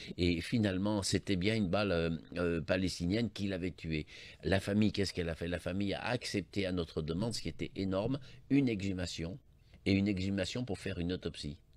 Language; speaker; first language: French; native; French